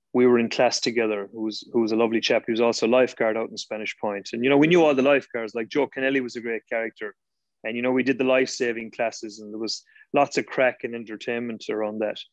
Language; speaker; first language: English; native; English